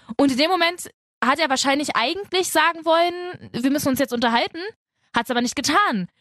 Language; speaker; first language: German; early bilingual, other home language; Spanish